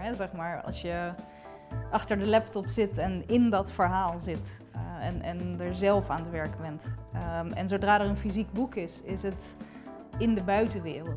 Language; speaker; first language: Dutch; native; Dutch